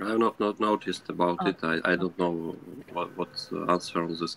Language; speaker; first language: English; non-native, learner; Ukrainian